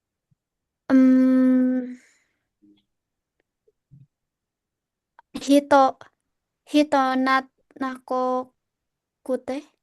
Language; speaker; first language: Japanese; non-native, learner; Indonesian